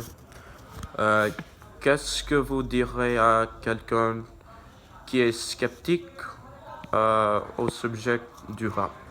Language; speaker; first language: French; non-native, learner; English